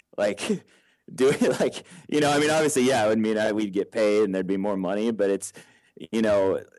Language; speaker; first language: English; native; English